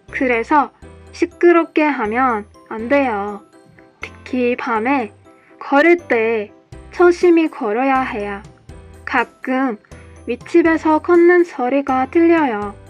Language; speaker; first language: Korean; non-native, learner; Persian